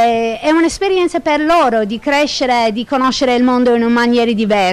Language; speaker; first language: Italian; non-native, learner; English